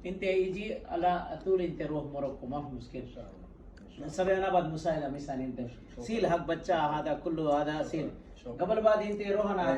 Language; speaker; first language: Arabic; non-native, learner; Gujarati